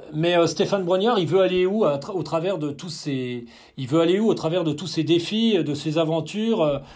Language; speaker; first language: French; native; French